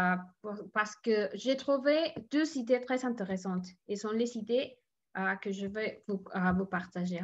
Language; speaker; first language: French; non-native, learner; Spanish